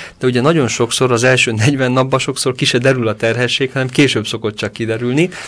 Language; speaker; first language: Hungarian; native; Hungarian